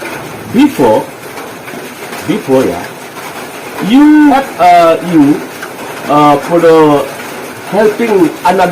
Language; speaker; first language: English; non-native, learner; Indonesian